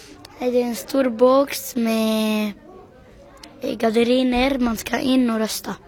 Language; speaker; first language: Swedish; early bilingual, other home language; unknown